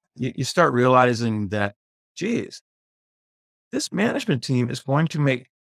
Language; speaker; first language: English; native; English